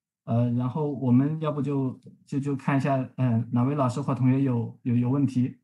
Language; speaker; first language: Chinese; native; Chinese